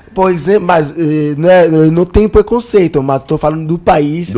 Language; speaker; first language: Portuguese; non-native, learner; Haitian Creole